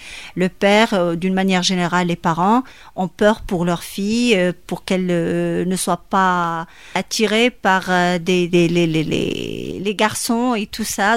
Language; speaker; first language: French; non-native, local second language; Arabic